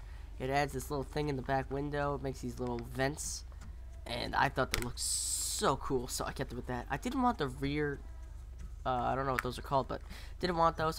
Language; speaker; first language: English; native; English